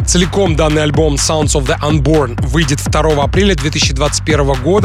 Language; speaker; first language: Russian; native; Russian